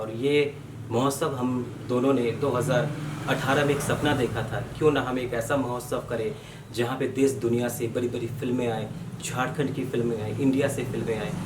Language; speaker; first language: Hindi; non-native, local second language; Bangla